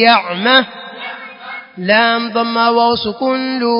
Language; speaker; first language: Arabic; non-native, learner; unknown